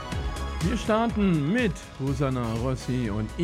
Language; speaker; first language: German; native; German